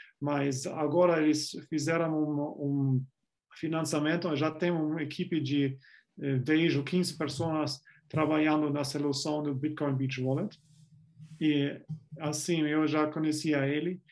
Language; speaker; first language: Portuguese; non-native, fluent; German